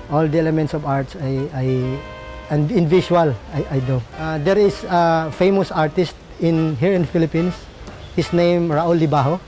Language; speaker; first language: English; non-native, local second language; Waray